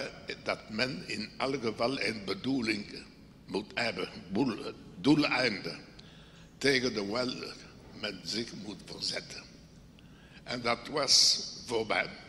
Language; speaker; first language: Dutch; non-native, local second language; French